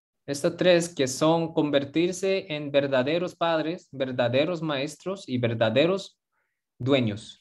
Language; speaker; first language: Spanish; non-native, fluent; Korean